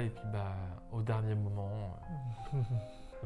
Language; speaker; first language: French; native; French